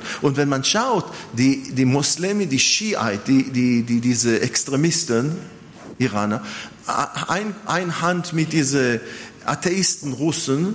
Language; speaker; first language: German; non-native, fluent; Hebrew